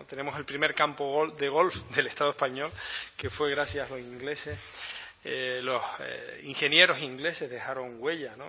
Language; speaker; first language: Spanish; native; Spanish